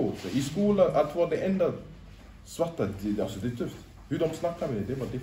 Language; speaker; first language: Swedish; non-native, local second language; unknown